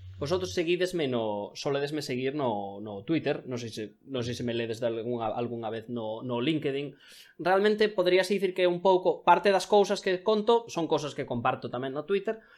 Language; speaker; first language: Galician; non-native, local second language; Spanish